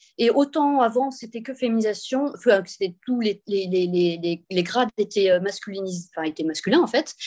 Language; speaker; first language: French; native; French